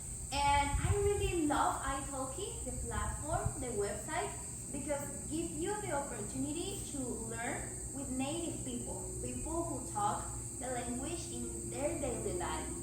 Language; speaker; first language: English; non-native, learner; Spanish